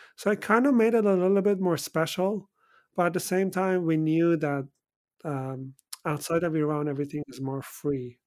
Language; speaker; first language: English; early bilingual, other home language; Persian